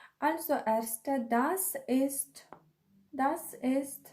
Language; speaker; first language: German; non-native, fluent; Ukrainian